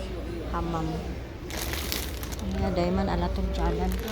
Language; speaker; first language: Arabic; non-native, learner; Filipino